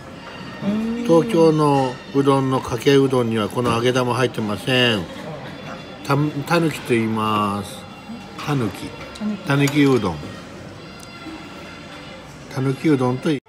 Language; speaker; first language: Japanese; native; Japanese